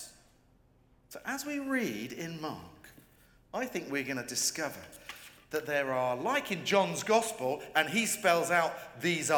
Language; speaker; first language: English; native; English